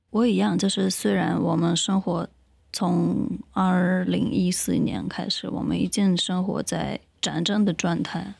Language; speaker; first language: Chinese; non-native, fluent; Ukrainian